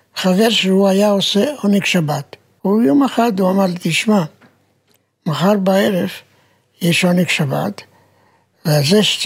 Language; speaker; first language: Hebrew; non-native, fluent; Romanian